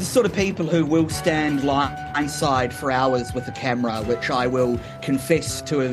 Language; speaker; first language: English; native; English